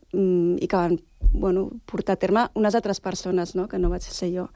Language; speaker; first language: Catalan; native; Catalan